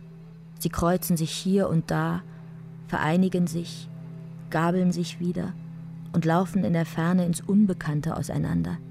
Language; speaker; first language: German; native; German